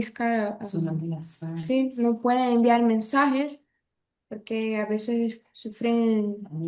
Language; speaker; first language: Spanish; non-native, learner; Portuguese